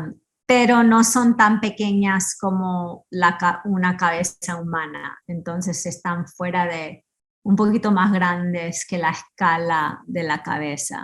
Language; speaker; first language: Spanish; early bilingual, heritage; Spanish